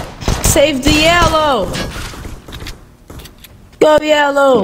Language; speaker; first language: English; non-native, learner; Hungarian